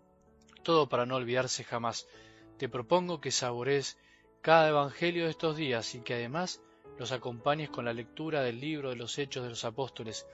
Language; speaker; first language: Spanish; native; Spanish